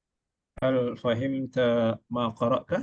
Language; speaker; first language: Arabic; non-native, fluent; Malay